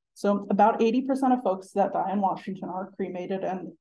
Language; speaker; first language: English; native; English